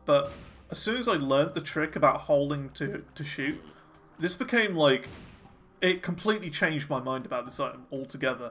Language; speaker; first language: English; native; English